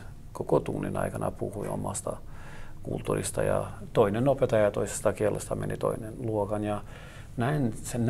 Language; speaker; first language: Finnish; non-native, learner; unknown